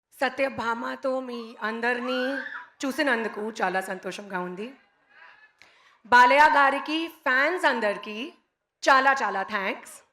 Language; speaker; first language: Telugu; non-native, learner; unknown